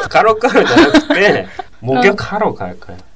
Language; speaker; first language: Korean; non-native, fluent; Japanese